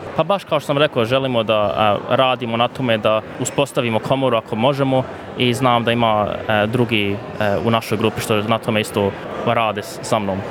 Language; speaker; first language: Bosnian; early bilingual, other home language; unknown